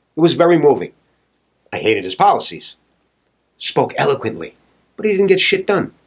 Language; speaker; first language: English; native; English